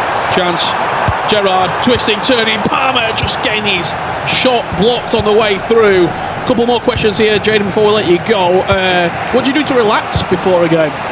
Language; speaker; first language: English; native; English